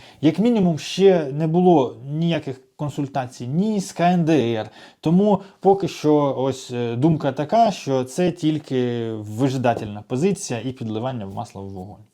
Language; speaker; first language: Ukrainian; non-native, local second language; Russian